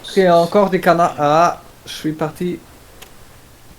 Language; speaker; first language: French; non-native, learner; German